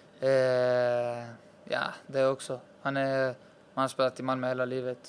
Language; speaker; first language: Swedish; early bilingual, other home language; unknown